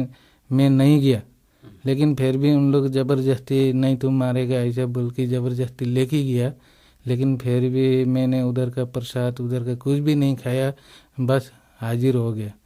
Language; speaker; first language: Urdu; non-native, learner; Nepali